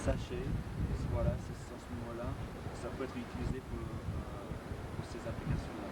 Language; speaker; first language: French; native; French